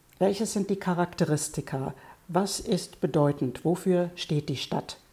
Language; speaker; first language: German; native; German